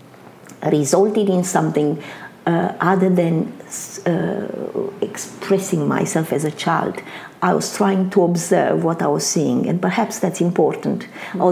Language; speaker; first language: English; non-native, fluent; Romanian